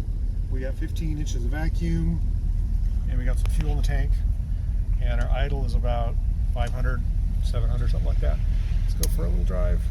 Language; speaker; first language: English; native; English